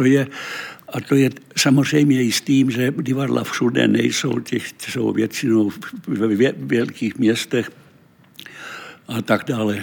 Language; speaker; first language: Czech; non-native, fluent; Finnish